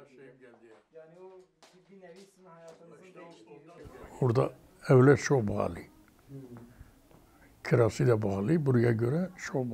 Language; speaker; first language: Turkish; non-native, local second language; Kurdish